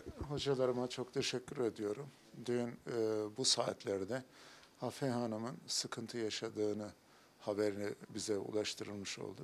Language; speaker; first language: Turkish; native; Turkish